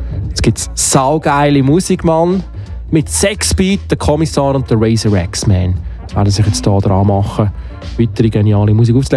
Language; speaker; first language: German; native; German